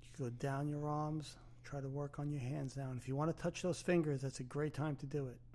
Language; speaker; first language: English; native; English